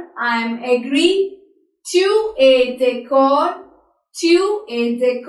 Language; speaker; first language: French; non-native, learner; Hindi